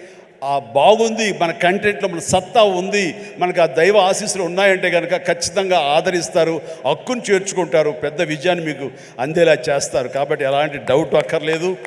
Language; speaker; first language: Telugu; native; Telugu